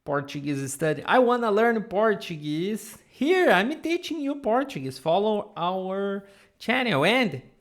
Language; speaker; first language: English; non-native, fluent; Portuguese